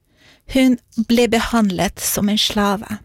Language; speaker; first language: Norwegian; non-native, fluent; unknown